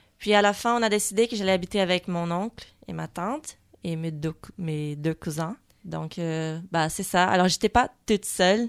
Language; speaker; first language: French; non-native, fluent; Portuguese